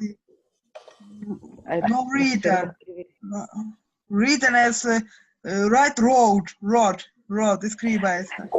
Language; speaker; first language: Spanish; non-native, learner; Russian